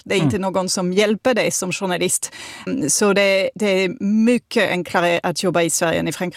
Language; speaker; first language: Swedish; non-native, fluent; French